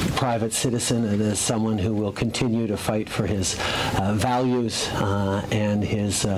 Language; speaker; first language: English; early bilingual, other home language; French